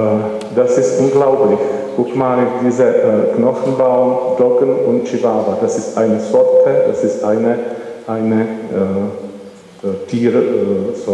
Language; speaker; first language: German; non-native, learner; Czech